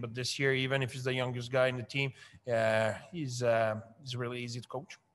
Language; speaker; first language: English; non-native, fluent; French